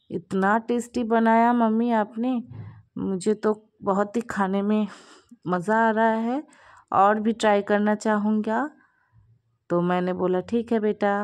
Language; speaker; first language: Hindi; non-native, local second language; Bangla